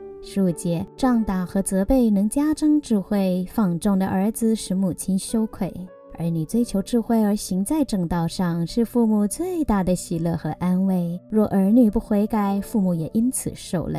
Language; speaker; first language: Chinese; native; Chinese